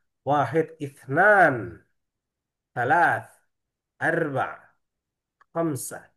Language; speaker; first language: Arabic; non-native, fluent; Indonesian